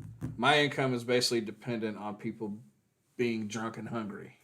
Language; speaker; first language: English; native; English